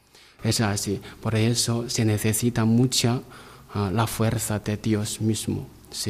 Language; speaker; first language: Spanish; non-native, learner; Chinese